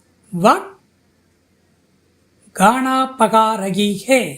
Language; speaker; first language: Hindi; non-native, fluent; Tamil